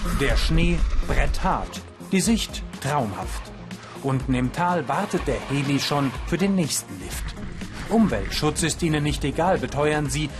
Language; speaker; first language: German; native; German